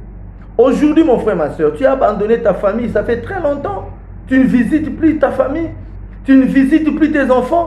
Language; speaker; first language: French; non-native, local second language; Lingala